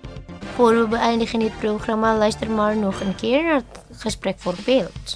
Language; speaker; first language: Dutch; non-native, learner; Indonesian